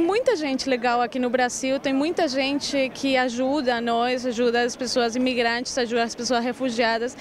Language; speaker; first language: Portuguese; non-native, local second language; Spanish